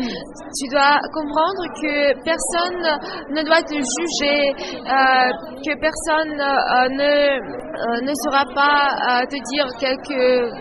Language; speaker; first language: French; non-native, fluent; Russian